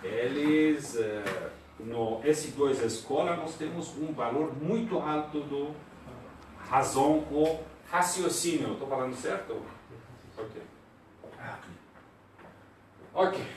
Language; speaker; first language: Portuguese; non-native, learner; Persian